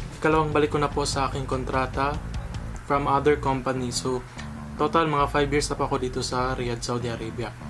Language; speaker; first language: Filipino; non-native, local second language; Cebuano